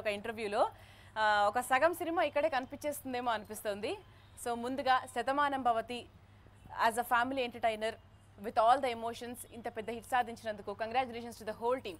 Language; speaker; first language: Telugu; native; Telugu